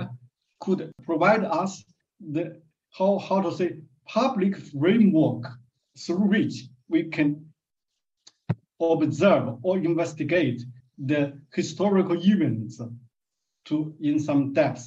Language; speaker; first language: English; non-native, fluent; Chinese